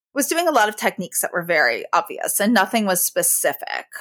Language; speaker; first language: English; native; English